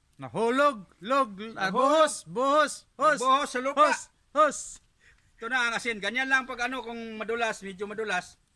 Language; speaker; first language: Filipino; non-native, local second language; Cebuano